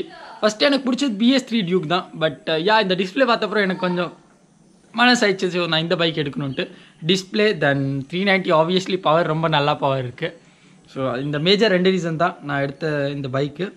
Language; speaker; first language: Tamil; non-native, local second language; Hindi